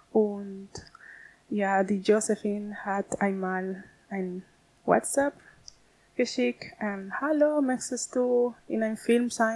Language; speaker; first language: German; non-native, learner; Spanish